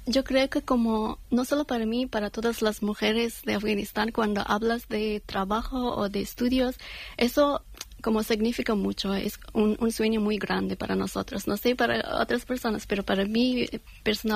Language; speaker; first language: Spanish; non-native, fluent; Persian